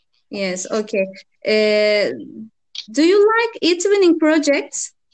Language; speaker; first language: English; non-native, learner; Turkish